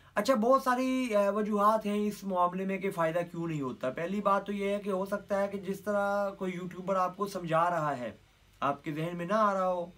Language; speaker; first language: Urdu; non-native, local second language; Punjabi